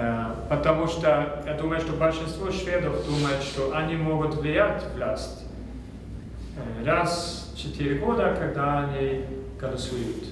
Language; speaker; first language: Russian; non-native, fluent; Swedish